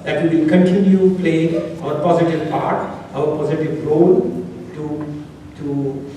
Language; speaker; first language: English; non-native, local second language; Urdu